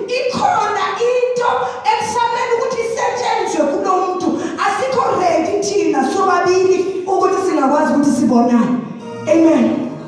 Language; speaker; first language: Zulu; non-native, local second language; Xhosa